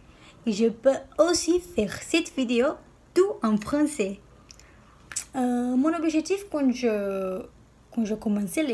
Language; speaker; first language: French; non-native, learner; Portuguese